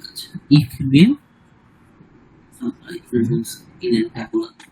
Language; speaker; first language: German; non-native, learner; Bangla